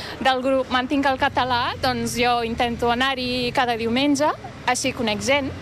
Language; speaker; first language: Catalan; non-native, fluent; Turkish